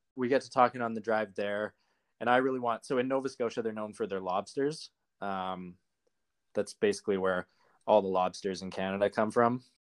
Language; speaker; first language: English; native; English